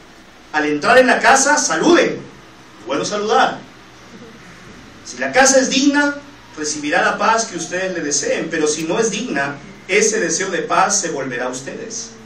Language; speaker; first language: Spanish; native; Spanish